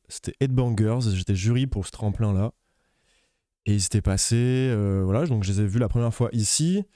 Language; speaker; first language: French; native; French